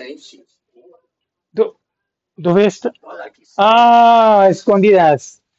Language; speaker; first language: Portuguese; non-native, learner; English